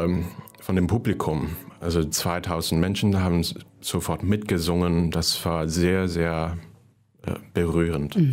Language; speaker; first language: German; non-native, fluent; Cantonese